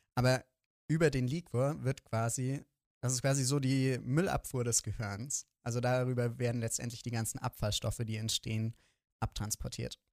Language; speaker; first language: German; native; German